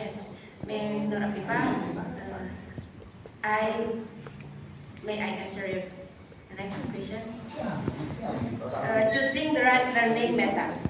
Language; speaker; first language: English; non-native, learner; Indonesian